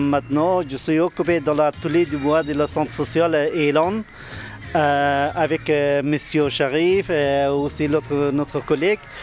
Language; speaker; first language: French; non-native, learner; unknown